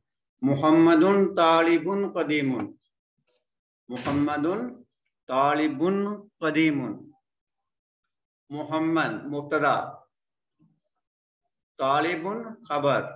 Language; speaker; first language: Arabic; non-native, fluent; Malay